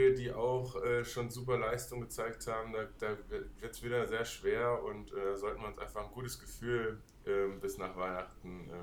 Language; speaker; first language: German; non-native, fluent; Danish